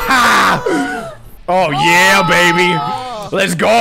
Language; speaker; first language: English; native; English